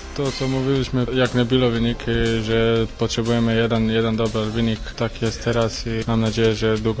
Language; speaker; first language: Polish; non-native, fluent; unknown